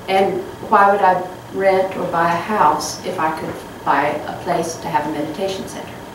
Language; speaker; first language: English; native; English